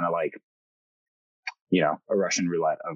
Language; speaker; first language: English; early bilingual, other home language; French